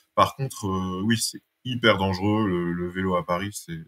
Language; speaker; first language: French; native; French